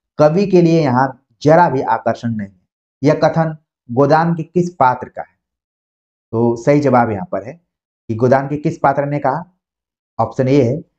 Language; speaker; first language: Hindi; native; Hindi